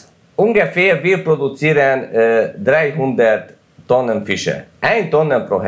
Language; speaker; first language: German; non-native, learner; Hungarian